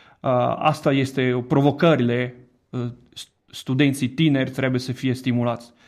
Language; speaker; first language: Romanian; non-native, fluent; Italian